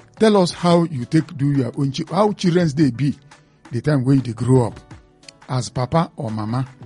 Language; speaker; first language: Nigerian Pidgin; non-native, local second language; Igbo